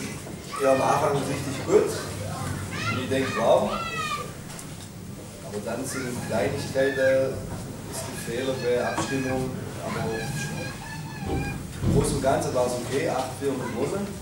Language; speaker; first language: German; non-native, fluent; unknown